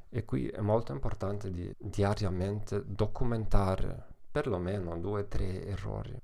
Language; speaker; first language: Italian; non-native, learner; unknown